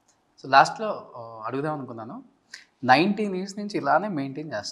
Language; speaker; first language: Telugu; native; Telugu